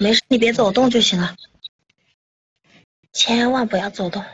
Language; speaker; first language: Chinese; native; Chinese